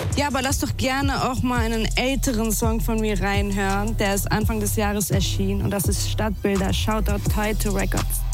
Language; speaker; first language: German; early bilingual, other home language; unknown